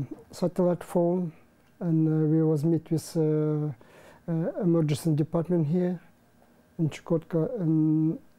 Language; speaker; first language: English; non-native, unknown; Russian